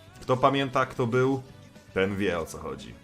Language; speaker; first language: Polish; native; Polish